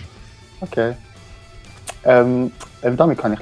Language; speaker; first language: German; native; German